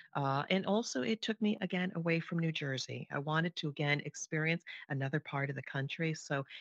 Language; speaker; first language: English; native; English